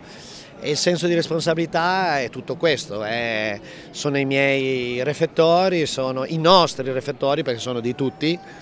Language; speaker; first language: Italian; native; Italian